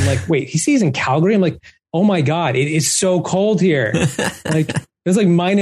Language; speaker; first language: English; native; English